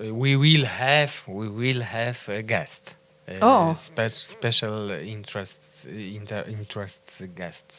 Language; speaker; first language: English; non-native, learner; Polish